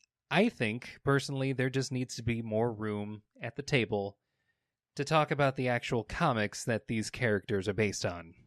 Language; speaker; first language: English; native; English